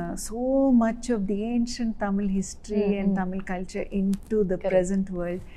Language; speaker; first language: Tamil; non-native, local second language; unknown